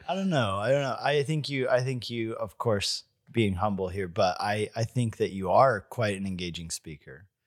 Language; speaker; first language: English; native; English